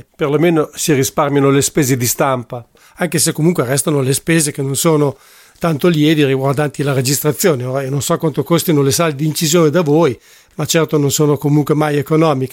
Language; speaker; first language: Italian; native; Italian